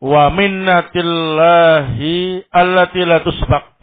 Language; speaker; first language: Arabic; non-native, fluent; Indonesian